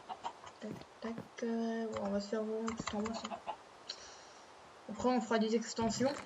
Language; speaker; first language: French; native; French